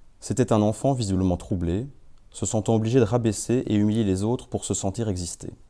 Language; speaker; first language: French; native; French